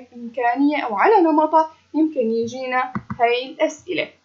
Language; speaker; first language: Arabic; native; Arabic